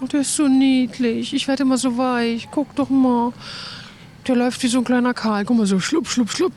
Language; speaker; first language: German; native; German